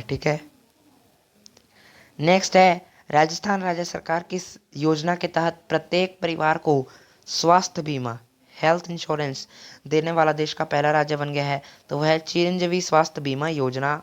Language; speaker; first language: Hindi; native; Hindi